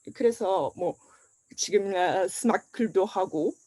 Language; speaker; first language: Korean; non-native, fluent; Japanese